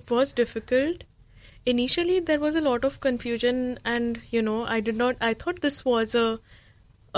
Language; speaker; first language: English; non-native, local second language; Marathi